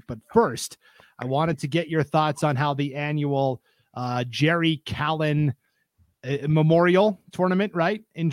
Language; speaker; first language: English; native; English